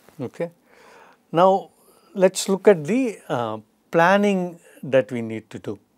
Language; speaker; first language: English; non-native, local second language; Tamil